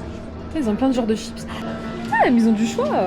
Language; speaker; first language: French; native; French